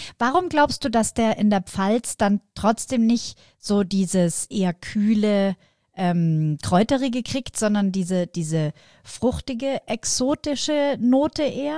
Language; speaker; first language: German; native; German